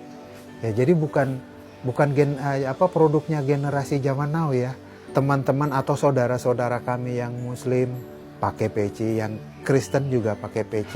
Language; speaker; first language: Indonesian; native; Indonesian